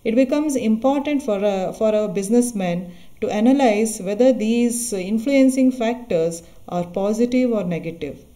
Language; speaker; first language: English; non-native, local second language; Kannada